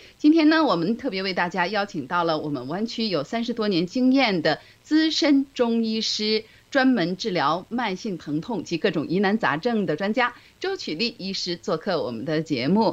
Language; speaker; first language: Chinese; native; Chinese